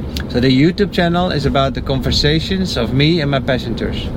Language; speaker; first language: English; non-native, fluent; Dutch